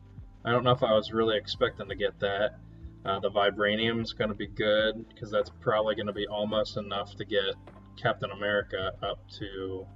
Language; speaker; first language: English; native; English